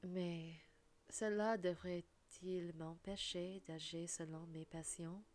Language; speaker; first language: French; non-native, learner; English